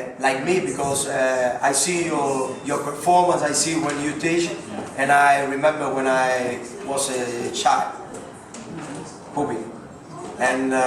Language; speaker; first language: English; non-native, learner; Spanish